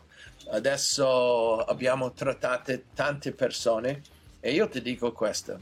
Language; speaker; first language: Italian; non-native, learner; English